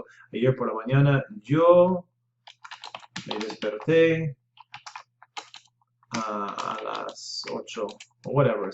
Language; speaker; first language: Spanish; non-native, fluent; English